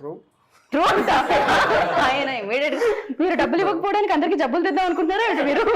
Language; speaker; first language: Telugu; native; Telugu